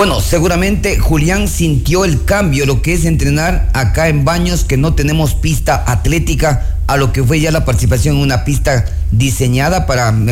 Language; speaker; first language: Spanish; native; Spanish